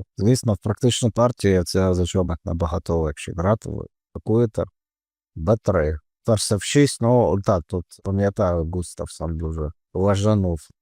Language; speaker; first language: Ukrainian; non-native, local second language; Russian